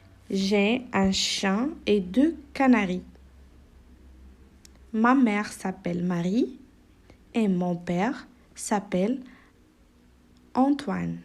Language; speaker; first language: French; non-native, local second language; Arabic